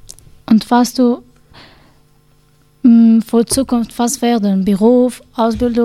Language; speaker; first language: German; non-native, learner; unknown